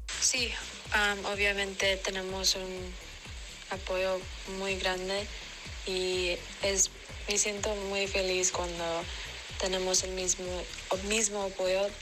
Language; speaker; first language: Spanish; non-native, learner; English